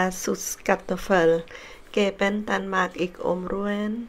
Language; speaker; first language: German; non-native, learner; Khmer